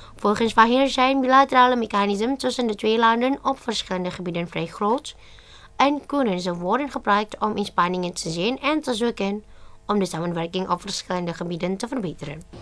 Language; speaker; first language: Dutch; non-native, fluent; Indonesian